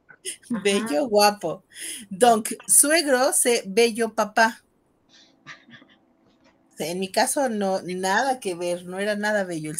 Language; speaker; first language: Spanish; native; Spanish